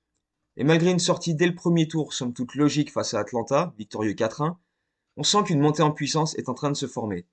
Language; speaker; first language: French; native; French